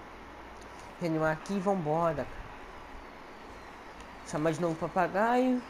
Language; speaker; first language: Portuguese; native; Portuguese